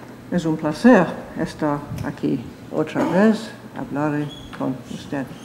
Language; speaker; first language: Spanish; non-native, learner; English